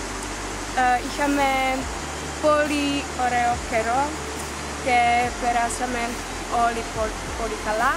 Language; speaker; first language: Greek; non-native, fluent; Czech